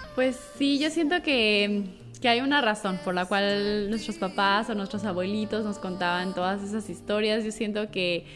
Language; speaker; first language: Spanish; native; Spanish